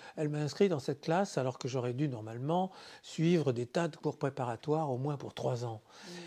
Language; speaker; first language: French; native; French